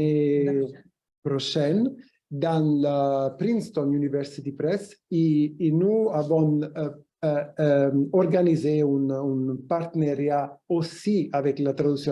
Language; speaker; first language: French; non-native, fluent; Italian